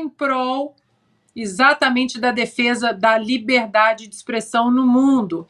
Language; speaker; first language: Portuguese; native; Portuguese